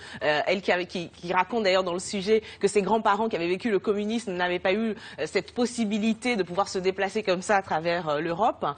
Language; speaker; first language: French; native; French